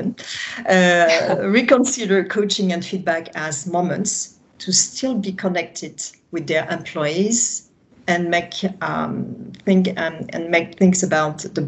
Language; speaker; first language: English; non-native, fluent; French